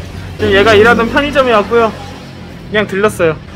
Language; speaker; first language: Korean; native; Korean